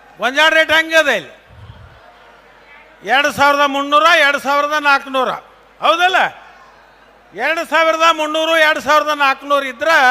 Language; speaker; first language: Kannada; native; Kannada